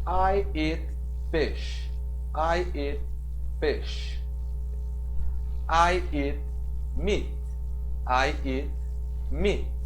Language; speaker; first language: English; non-native, fluent; Portuguese